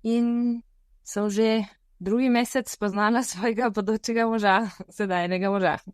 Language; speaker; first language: Slovenian; non-native, fluent; Bulgarian